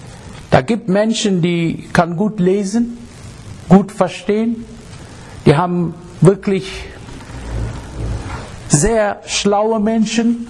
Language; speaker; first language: German; non-native, learner; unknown